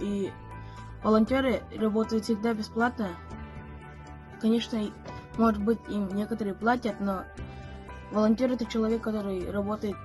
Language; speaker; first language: Russian; non-native, local second language; Yakut